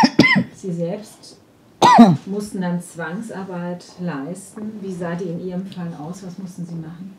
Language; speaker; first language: German; native; German